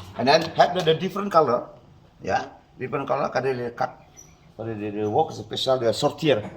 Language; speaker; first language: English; non-native, learner; Indonesian